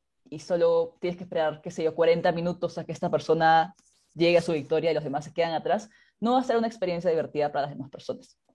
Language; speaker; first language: Spanish; native; Spanish